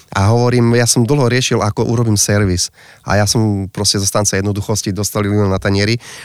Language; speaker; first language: Slovak; native; Slovak